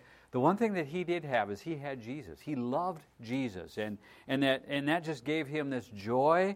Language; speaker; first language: English; native; English